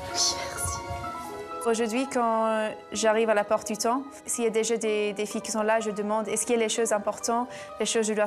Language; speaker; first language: French; non-native, fluent; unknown